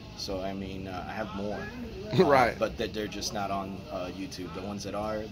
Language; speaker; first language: English; native; English